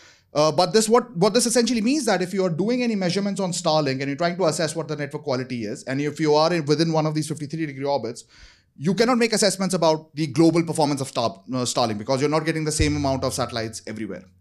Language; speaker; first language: English; non-native, fluent; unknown